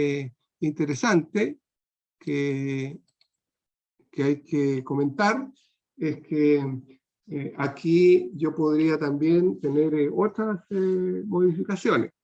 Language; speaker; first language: Spanish; non-native, fluent; Portuguese